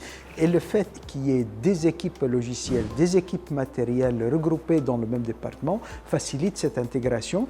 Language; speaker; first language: French; native; French